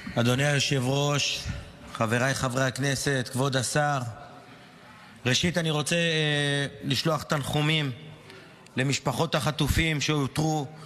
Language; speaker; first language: Hebrew; native; Hebrew